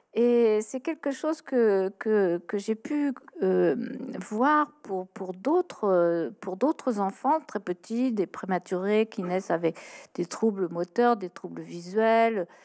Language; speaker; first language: French; native; French